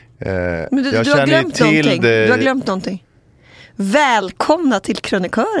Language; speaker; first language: Swedish; native; Swedish